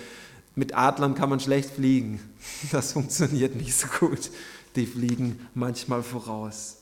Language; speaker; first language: German; native; German